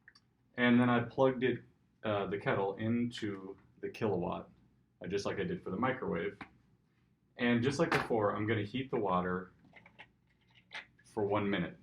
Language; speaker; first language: English; native; English